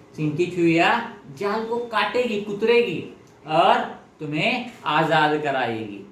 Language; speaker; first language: Hindi; non-native, local second language; Marathi